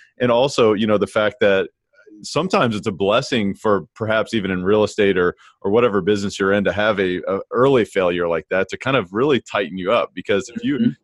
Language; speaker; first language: English; native; English